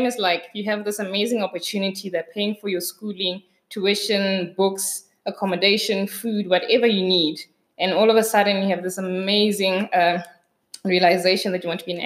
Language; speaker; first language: English; non-native, local second language; Southern Sotho